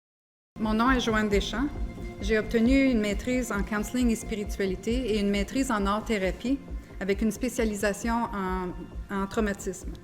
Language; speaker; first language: French; native; French